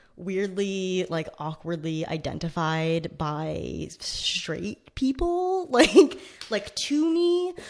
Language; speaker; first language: English; native; English